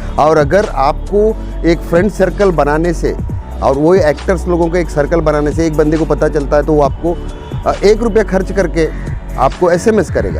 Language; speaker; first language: Hindi; non-native, local second language; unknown